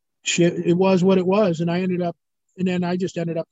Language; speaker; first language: English; native; English